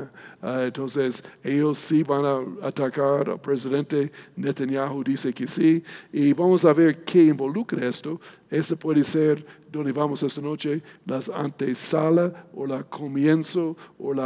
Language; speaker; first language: Spanish; non-native, fluent; English